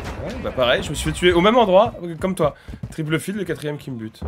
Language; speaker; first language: French; native; French